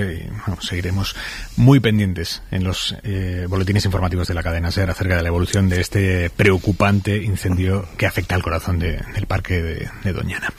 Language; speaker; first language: Spanish; native; Spanish